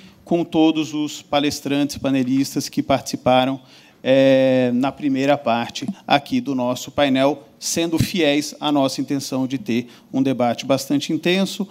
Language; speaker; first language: Portuguese; native; Portuguese